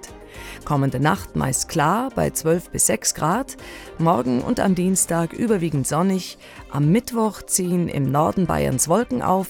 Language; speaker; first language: German; native; German